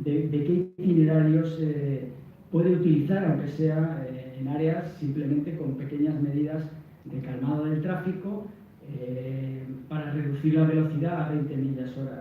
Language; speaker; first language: Spanish; native; Spanish